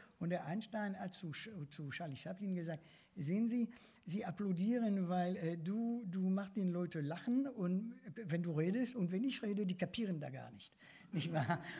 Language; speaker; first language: German; non-native, fluent; French